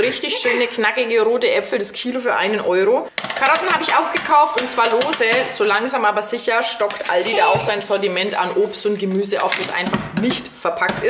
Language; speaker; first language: German; native; German